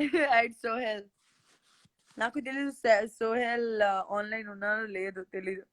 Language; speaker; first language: Telugu; non-native, learner; Gujarati